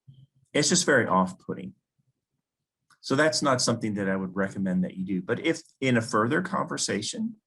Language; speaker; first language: English; native; English